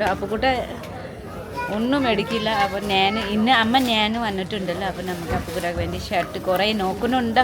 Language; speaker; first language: Malayalam; non-native, learner; Nepali